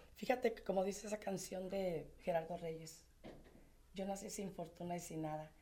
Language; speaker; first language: Spanish; native; Spanish